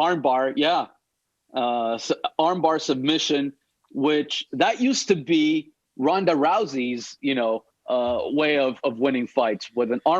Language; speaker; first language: English; native; English